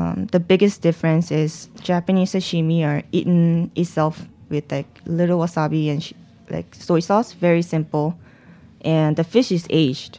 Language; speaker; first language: English; non-native, fluent; Korean